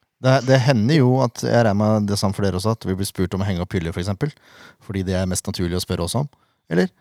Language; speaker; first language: Norwegian; native; Norwegian